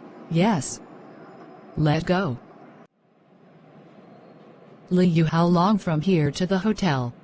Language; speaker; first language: English; non-native, learner; Khmer